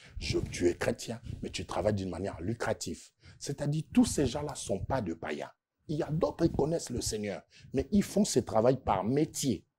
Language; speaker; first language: French; non-native, local second language; Lingala